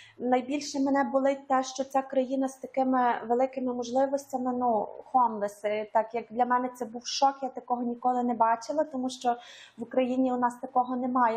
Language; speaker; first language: Ukrainian; native; Ukrainian